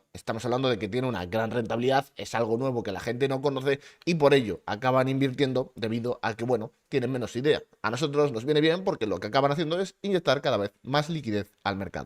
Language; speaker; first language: Spanish; native; Spanish